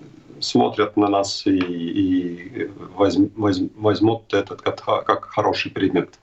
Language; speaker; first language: Russian; non-native, fluent; Estonian